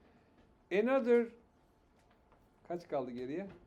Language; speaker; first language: Turkish; native; Turkish